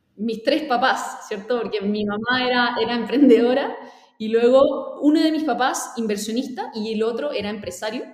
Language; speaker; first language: Spanish; native; Spanish